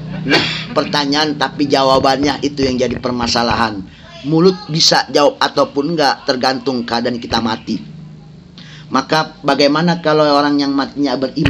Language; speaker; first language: Indonesian; native; Indonesian